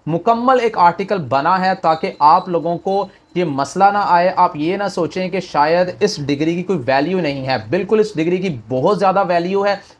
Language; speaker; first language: Urdu; native; Urdu